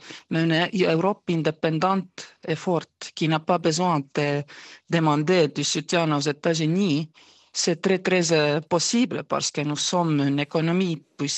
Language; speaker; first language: French; non-native, fluent; Estonian